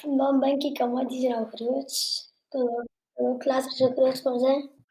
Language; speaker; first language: Dutch; native; Dutch